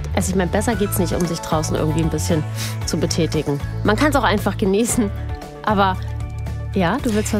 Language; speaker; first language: German; native; German